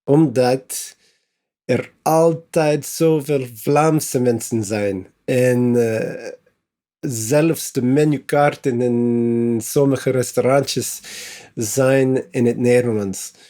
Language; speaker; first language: Dutch; non-native, learner; English